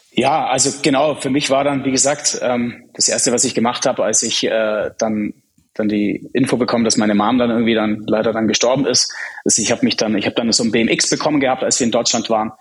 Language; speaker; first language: German; early bilingual, other home language; Czech